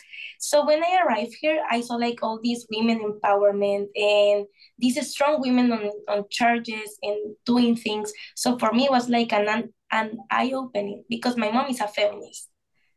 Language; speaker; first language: English; non-native, fluent; Spanish